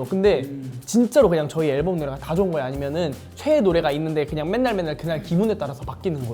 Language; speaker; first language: Korean; native; Korean